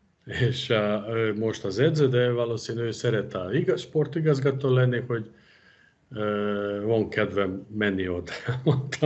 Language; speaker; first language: Hungarian; non-native, fluent; Serbian